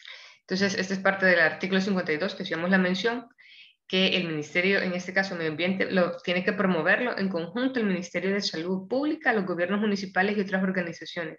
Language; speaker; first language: Spanish; native; Spanish